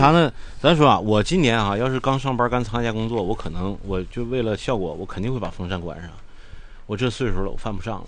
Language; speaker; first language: Chinese; native; Chinese